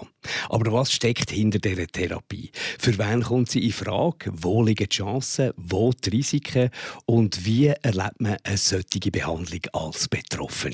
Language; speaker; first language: German; native; German